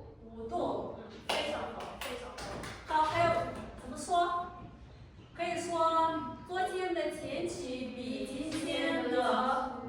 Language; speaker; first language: Chinese; non-native, fluent; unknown